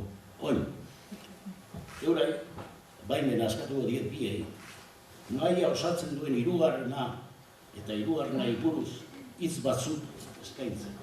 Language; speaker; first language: Basque; native; Basque